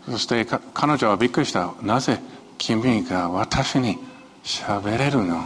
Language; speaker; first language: Japanese; non-native, fluent; Chinese